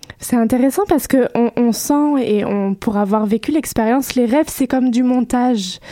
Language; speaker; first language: French; native; French